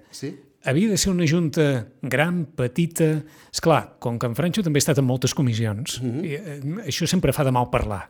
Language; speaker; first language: Catalan; native; Catalan